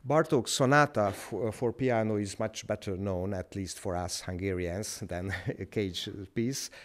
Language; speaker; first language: English; non-native, fluent; Hungarian